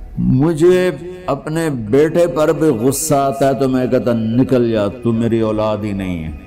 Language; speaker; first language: Urdu; non-native, local second language; Punjabi